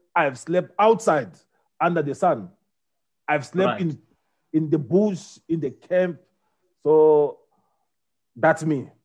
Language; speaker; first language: English; non-native, fluent; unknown